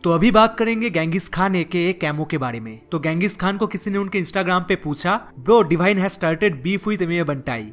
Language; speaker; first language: Hindi; non-native, local second language; Bangla